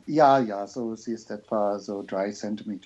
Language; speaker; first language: German; non-native, fluent; English